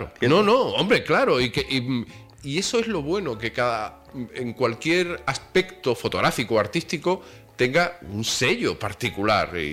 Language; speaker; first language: Spanish; native; Spanish